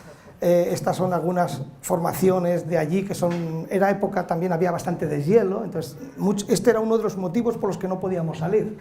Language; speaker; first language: Spanish; native; Spanish